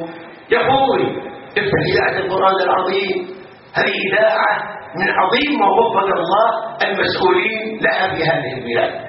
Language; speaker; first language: Arabic; native; Arabic